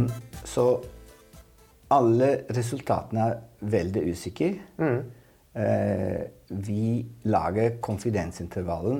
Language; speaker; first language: Norwegian; non-native, fluent; Italian